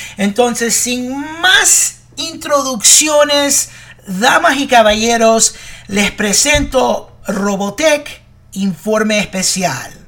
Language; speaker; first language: Spanish; early bilingual, heritage; Spanish